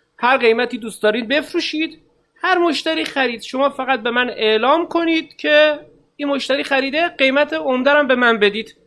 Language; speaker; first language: Persian; native; Persian